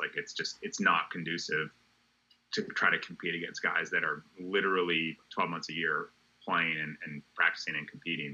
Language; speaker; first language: English; native; English